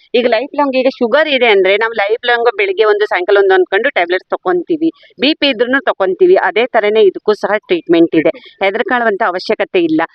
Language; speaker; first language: Kannada; native; Kannada